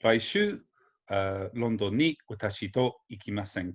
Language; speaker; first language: Japanese; non-native, fluent; English